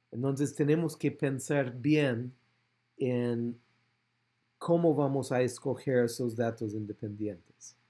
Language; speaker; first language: Spanish; non-native, fluent; English